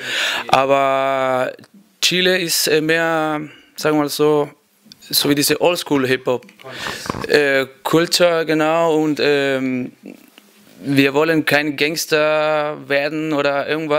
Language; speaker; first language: German; non-native, fluent; Spanish